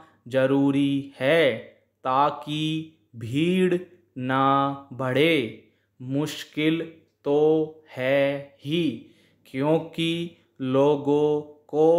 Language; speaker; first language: Hindi; native; Hindi